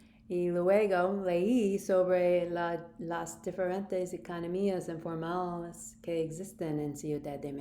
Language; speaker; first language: Spanish; non-native, learner; English